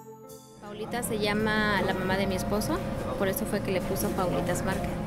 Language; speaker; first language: Spanish; native; Spanish